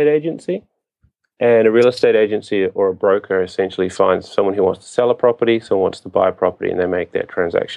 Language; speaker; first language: English; native; English